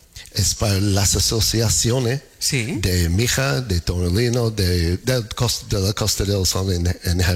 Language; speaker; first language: Spanish; non-native, fluent; English